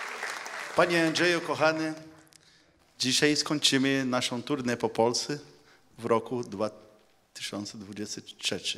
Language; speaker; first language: Polish; early bilingual, heritage; Polish